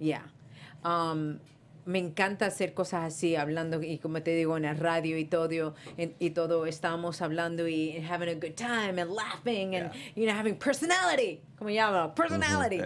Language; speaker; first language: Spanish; early bilingual, heritage; Spanish